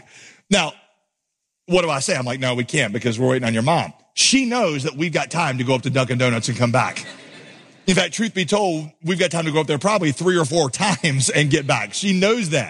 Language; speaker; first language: English; native; English